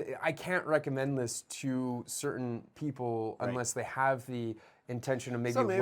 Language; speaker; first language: English; native; English